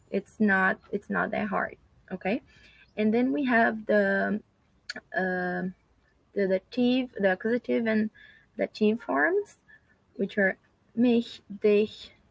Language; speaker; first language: English; non-native, fluent; Portuguese